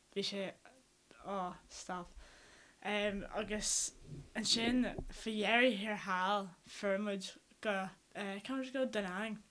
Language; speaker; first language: Irish; non-native, local second language; English